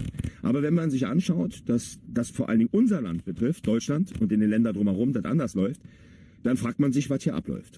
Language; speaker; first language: German; native; German